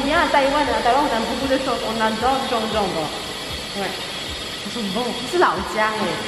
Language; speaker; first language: French; non-native, fluent; Chinese